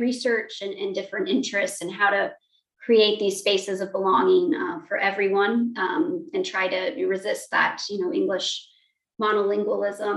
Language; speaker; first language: English; native; English